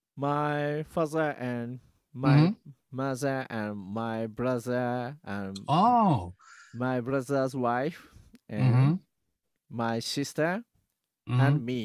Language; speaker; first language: English; non-native, learner; Japanese